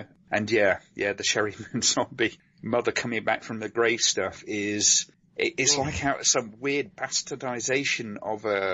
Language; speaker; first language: English; native; English